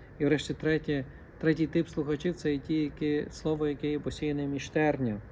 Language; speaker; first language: Ukrainian; native; Ukrainian